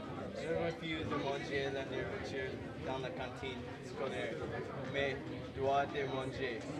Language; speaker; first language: French; non-native, learner; English